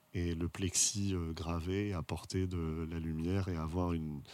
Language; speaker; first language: French; native; French